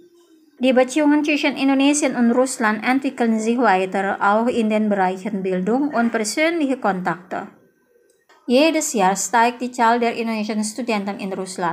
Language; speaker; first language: German; non-native, fluent; Indonesian